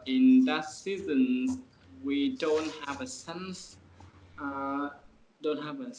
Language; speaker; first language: English; non-native, learner; Vietnamese